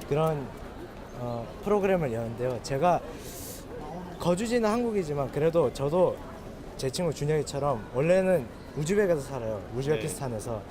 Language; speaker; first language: Korean; early bilingual, heritage; Korean